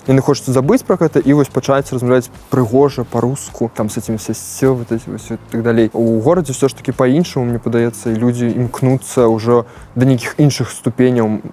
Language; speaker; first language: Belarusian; non-native, local second language; Russian